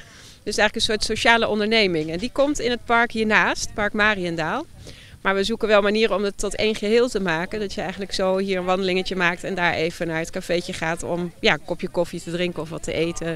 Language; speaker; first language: Dutch; native; Dutch